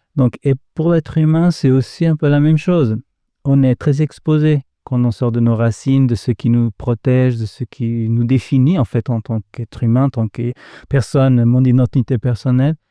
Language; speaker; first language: French; non-native, fluent; Portuguese